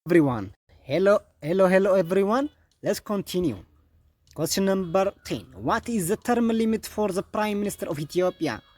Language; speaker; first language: English; non-native, local second language; Amharic